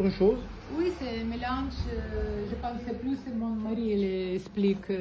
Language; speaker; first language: French; non-native, learner; Ukrainian